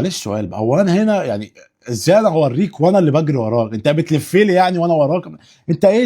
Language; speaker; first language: Arabic; native; Arabic